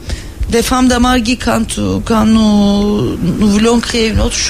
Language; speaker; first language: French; non-native, learner; Turkish